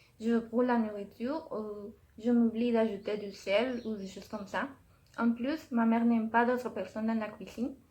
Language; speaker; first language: French; non-native, learner; Spanish